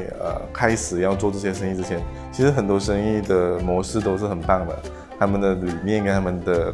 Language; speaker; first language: Chinese; native; Chinese